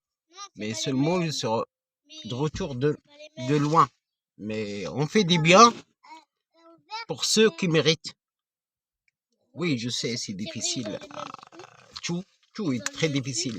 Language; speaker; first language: French; non-native, fluent; Arabic